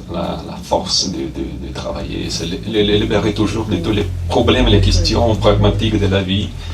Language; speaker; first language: French; non-native, fluent; Russian